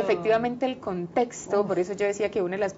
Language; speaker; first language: Spanish; native; Spanish